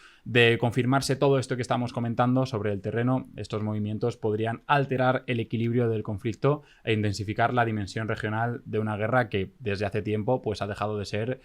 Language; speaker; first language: Spanish; native; Spanish